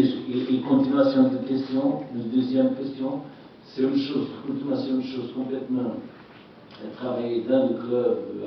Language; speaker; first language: French; non-native, learner; Portuguese